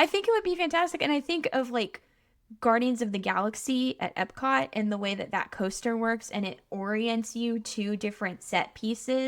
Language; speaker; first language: English; native; English